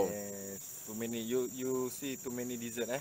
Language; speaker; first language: English; non-native, learner; Malay